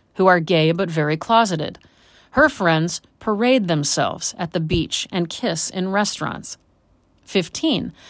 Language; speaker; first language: English; native; English